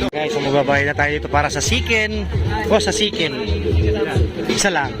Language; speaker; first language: Filipino; non-native, local second language; Waray